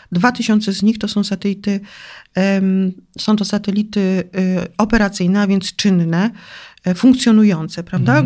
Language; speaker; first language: Polish; native; Polish